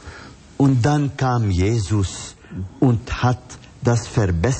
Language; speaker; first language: German; non-native, fluent; Arabic